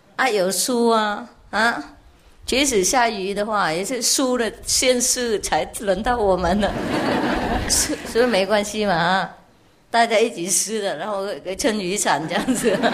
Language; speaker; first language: Chinese; non-native, fluent; Vietnamese